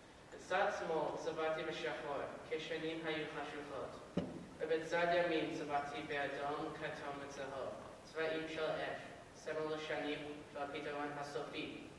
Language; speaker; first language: Hebrew; non-native, learner; English